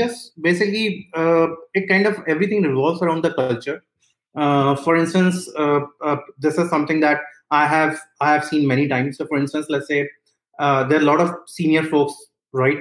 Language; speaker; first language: English; non-native, local second language; Hindi